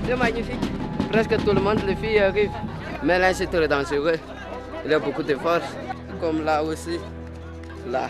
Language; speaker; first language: French; non-native, learner; Malagasy